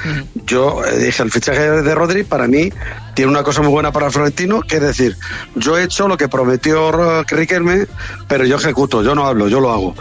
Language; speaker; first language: Spanish; native; Spanish